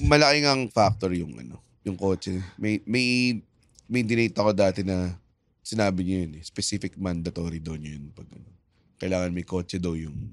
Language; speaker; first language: Filipino; native; Filipino